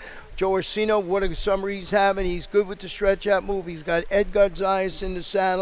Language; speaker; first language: English; native; English